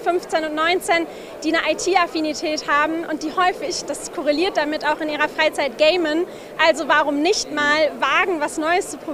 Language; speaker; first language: German; native; German